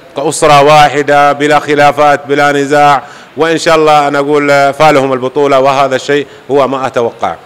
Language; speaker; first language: Arabic; native; Arabic